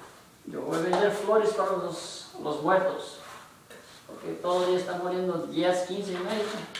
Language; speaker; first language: Spanish; non-native, fluent; Portuguese